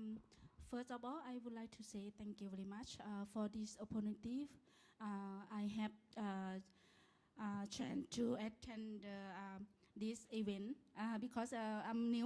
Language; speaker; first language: English; non-native, learner; Lao